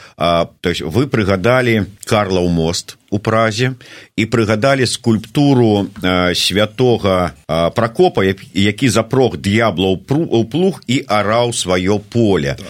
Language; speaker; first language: Belarusian; native; Belarusian